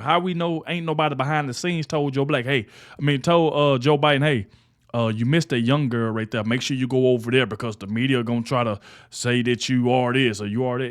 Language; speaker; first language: English; native; English